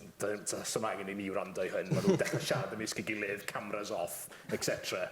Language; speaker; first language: Welsh; native; Welsh